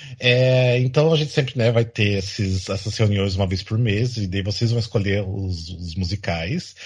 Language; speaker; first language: Portuguese; native; Portuguese